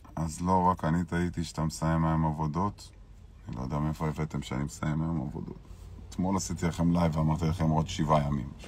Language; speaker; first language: Hebrew; native; Hebrew